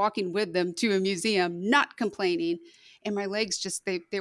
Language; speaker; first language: English; native; English